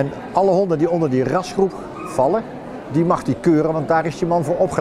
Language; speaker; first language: Dutch; native; Dutch